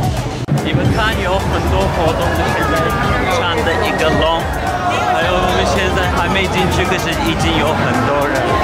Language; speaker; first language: Chinese; non-native, learner; Turkish